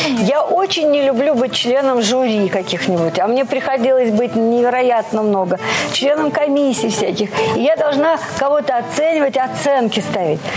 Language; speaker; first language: Russian; native; Russian